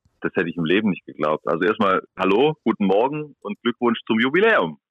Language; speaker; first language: German; native; German